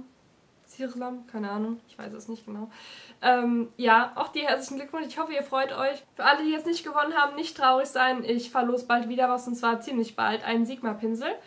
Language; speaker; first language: German; native; German